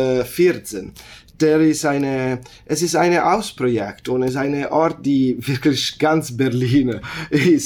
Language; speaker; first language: German; non-native, learner; Italian